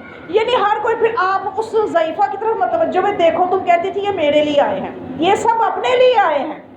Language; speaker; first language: Urdu; native; Urdu